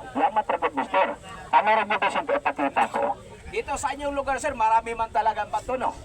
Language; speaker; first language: Filipino; non-native, local second language; Cebuano